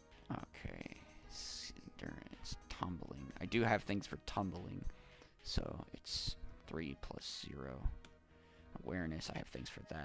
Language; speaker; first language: English; native; English